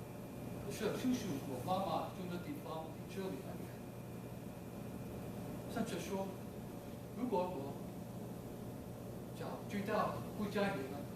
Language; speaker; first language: Chinese; native; Chinese